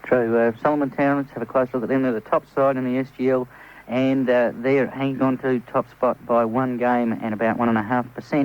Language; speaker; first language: English; native; English